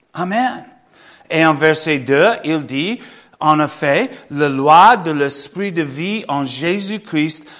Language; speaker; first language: French; non-native, fluent; English